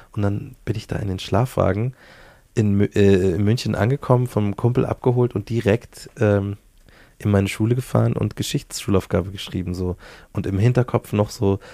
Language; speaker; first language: German; native; German